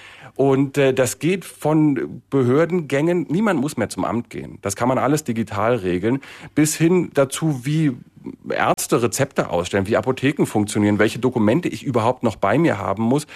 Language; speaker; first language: German; native; German